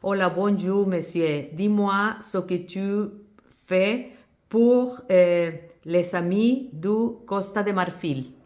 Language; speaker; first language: French; non-native, learner; Spanish